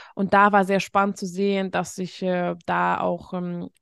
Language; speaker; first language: German; non-native, fluent; Hungarian